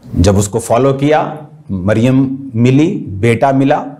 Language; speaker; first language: Hindi; native; Hindi